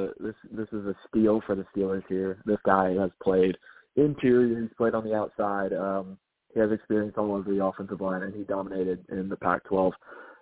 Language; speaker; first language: English; native; English